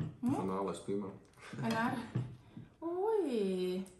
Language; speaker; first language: Dutch; non-native, learner; Thai